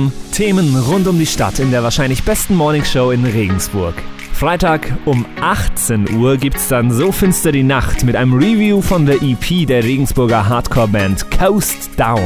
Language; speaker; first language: German; native; German